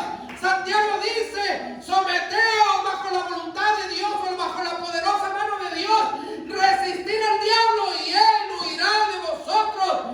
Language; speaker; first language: Spanish; native; Spanish